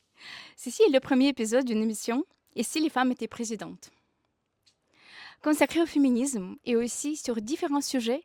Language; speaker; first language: French; non-native, fluent; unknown